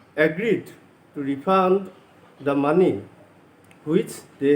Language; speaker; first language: English; non-native, local second language; Assamese